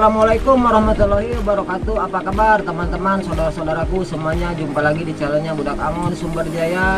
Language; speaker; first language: Indonesian; non-native, local second language; Sundanese